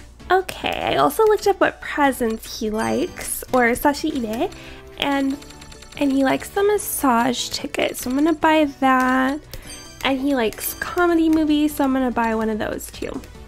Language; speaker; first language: English; native; English